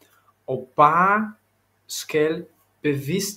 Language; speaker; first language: Danish; non-native, learner; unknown